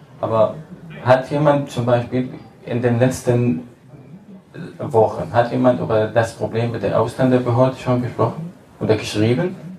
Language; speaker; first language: German; non-native, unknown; Arabic